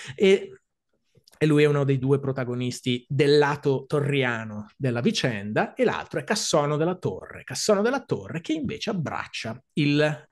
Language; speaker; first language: Italian; native; Italian